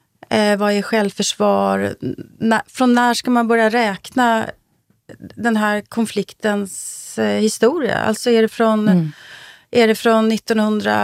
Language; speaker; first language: Swedish; native; Swedish